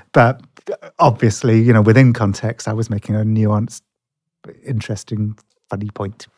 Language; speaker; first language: English; native; English